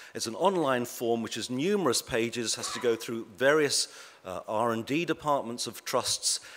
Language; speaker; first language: English; native; English